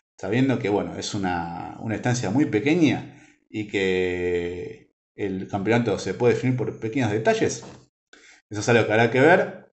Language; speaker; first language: Spanish; native; Spanish